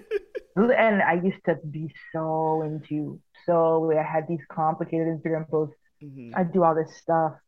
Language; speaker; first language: English; early bilingual, other home language; Igbo